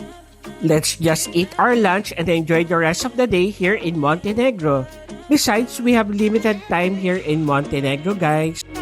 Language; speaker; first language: English; non-native, local second language; Filipino